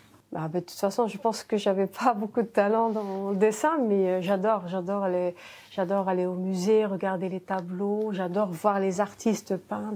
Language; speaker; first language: French; non-native, local second language; Arabic